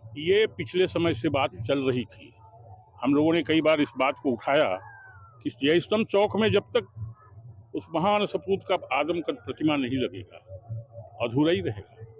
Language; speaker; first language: Hindi; native; Hindi